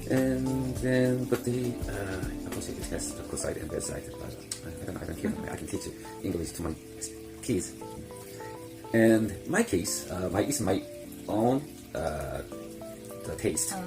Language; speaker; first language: English; non-native, fluent; Korean